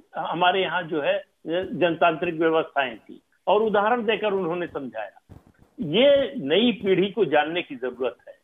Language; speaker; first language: Hindi; native; Hindi